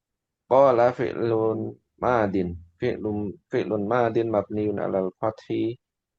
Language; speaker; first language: Arabic; non-native, learner; Indonesian